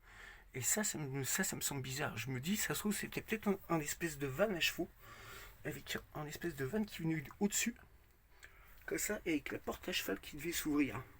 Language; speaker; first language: French; native; French